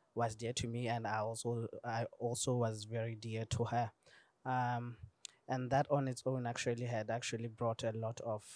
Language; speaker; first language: English; non-native, local second language; Tswana